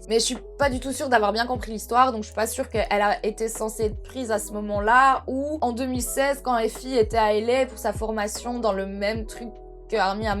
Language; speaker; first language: French; native; French